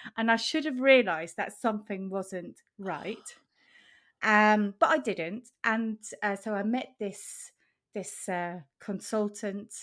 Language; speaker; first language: English; non-native, fluent; German